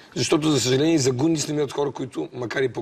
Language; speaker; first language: Bulgarian; native; Bulgarian